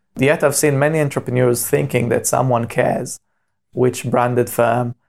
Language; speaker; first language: English; non-native, fluent; Hebrew